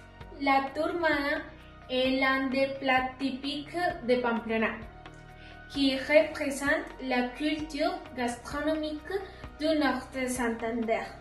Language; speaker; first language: French; non-native, learner; Spanish